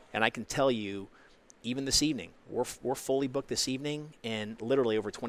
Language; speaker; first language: English; native; English